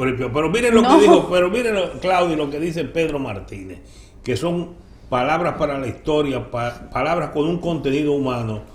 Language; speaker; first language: Spanish; native; Spanish